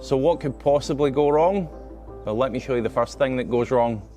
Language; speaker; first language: English; native; English